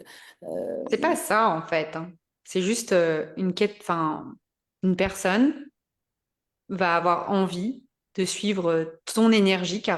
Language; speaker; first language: French; native; French